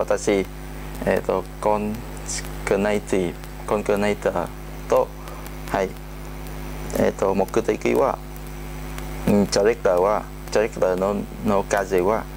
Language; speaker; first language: Japanese; non-native, learner; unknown